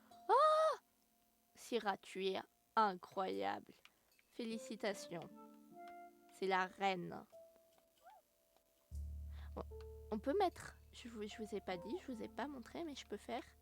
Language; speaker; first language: French; native; French